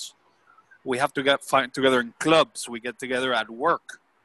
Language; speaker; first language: English; non-native, fluent; Spanish